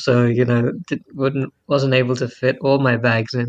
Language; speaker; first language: English; native; English